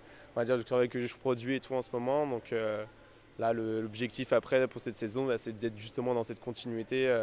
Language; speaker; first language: French; native; French